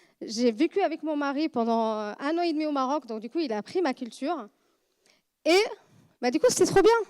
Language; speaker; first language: French; non-native, fluent; Arabic